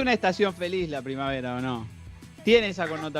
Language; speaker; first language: Spanish; native; Spanish